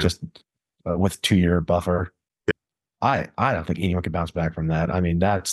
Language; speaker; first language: English; native; English